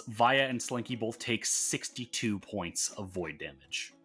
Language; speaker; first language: English; native; English